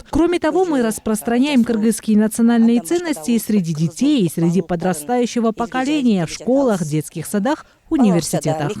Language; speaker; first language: Russian; non-native, local second language; Kyrgyz